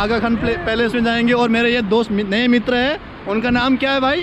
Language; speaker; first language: Hindi; non-native, local second language; Manipuri